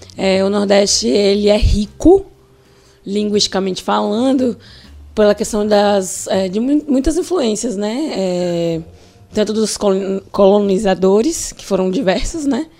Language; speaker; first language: Portuguese; native; Portuguese